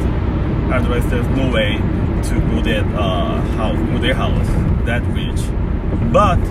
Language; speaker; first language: English; non-native, fluent; Korean